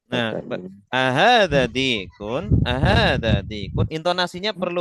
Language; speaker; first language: Indonesian; native; Indonesian